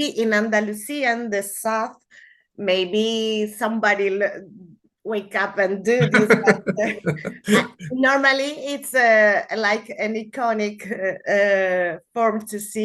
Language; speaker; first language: English; non-native, learner; Spanish